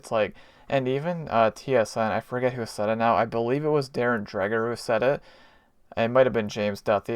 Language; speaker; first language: English; native; English